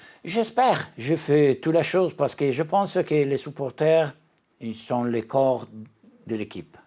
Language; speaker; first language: French; non-native, learner; Italian